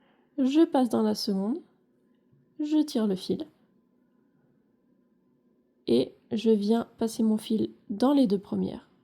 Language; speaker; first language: French; native; French